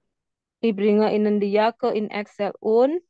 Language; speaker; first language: German; non-native, learner; Indonesian